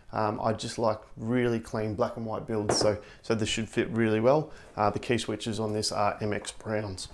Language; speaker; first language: English; native; English